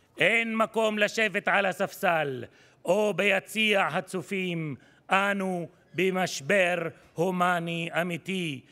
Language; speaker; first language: Hebrew; non-native, local second language; Arabic